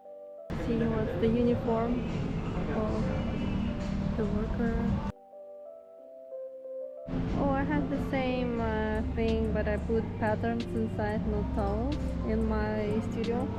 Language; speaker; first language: English; non-native, fluent; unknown